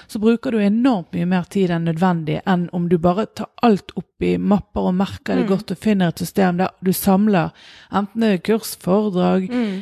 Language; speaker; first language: Norwegian; native; Norwegian